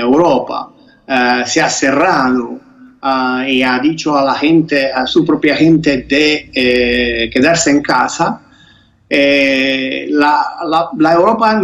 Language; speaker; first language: Spanish; non-native, fluent; Italian